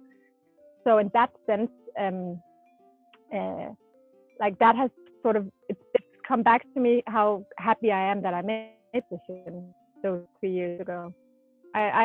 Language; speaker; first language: English; non-native, fluent; Danish